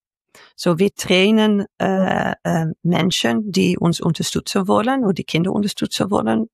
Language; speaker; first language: German; non-native, fluent; Dutch